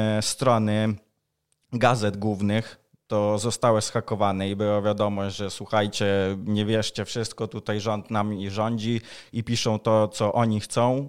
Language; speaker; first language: Polish; non-native, fluent; Ukrainian